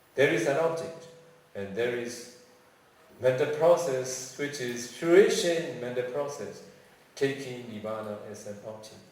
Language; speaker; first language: English; non-native, fluent; Burmese